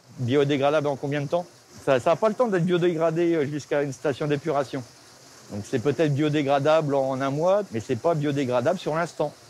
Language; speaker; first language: French; native; French